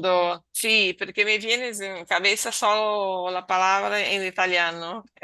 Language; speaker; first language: Spanish; non-native, learner; Portuguese